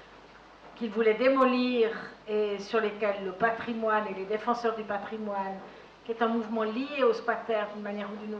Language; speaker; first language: French; native; French